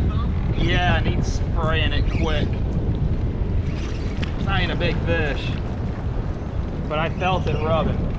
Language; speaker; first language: English; native; English